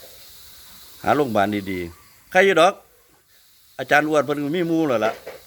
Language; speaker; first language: Thai; native; Thai